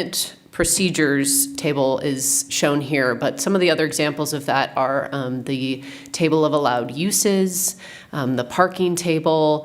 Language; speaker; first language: English; native; English